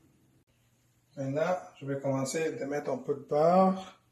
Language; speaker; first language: French; non-native, fluent; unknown